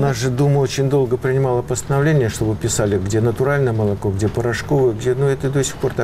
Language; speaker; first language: Russian; native; Russian